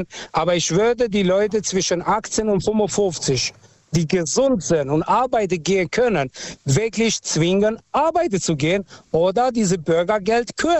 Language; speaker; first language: German; non-native, local second language; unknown